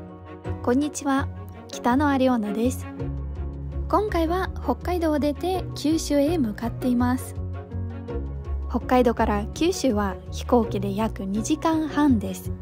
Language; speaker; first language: Japanese; non-native, fluent; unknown